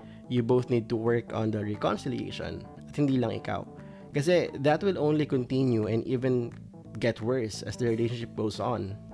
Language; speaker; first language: English; non-native, local second language; Filipino